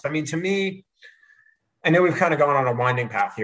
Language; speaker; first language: English; native; English